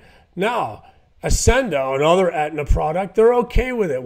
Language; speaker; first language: English; native; English